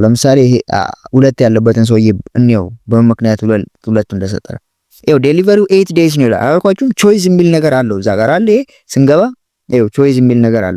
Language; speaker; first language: Amharic; native; Amharic